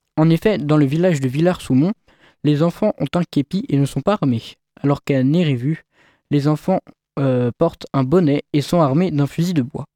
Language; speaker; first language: French; native; French